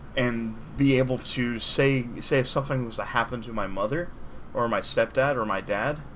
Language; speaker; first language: English; native; English